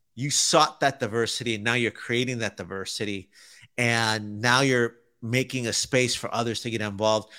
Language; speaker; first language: English; native; English